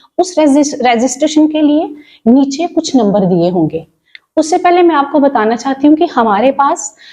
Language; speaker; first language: Hindi; non-native, local second language; Punjabi